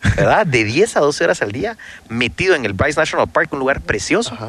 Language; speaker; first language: Spanish; native; Spanish